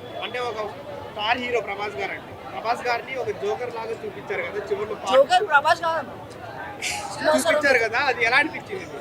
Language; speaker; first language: Telugu; native; Telugu